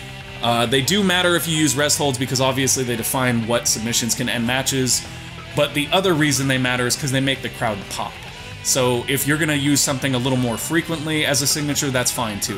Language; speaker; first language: English; native; English